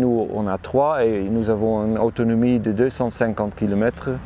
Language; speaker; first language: French; non-native, fluent; Dutch